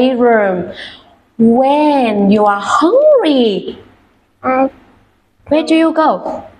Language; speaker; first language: English; non-native, fluent; Vietnamese